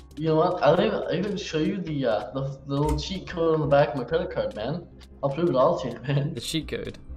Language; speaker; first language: English; native; English